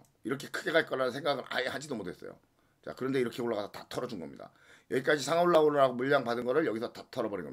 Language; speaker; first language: Korean; native; Korean